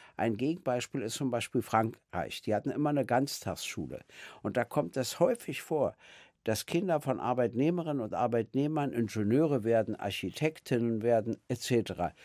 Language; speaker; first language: German; native; German